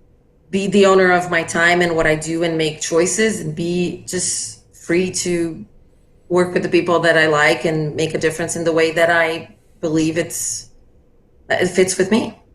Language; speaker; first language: English; non-native, fluent; Portuguese